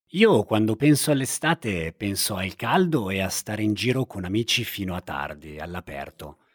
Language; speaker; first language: Italian; native; Italian